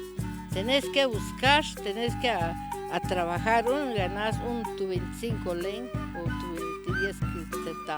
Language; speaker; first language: Spanish; non-native, local second language; Kaqchikel